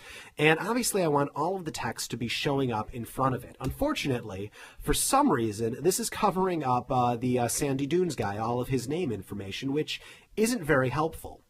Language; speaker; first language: English; native; English